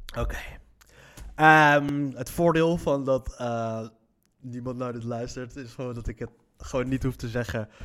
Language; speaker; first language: Dutch; early bilingual, other home language; Arabic